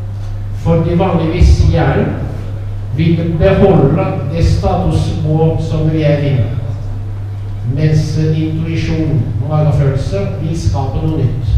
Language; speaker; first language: Norwegian; non-native, fluent; Italian